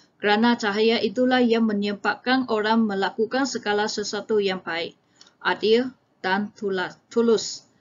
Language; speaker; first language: Malay; non-native, local second language; Chinese